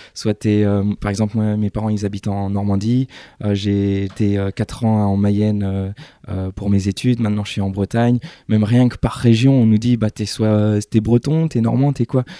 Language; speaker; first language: French; early bilingual, other home language; English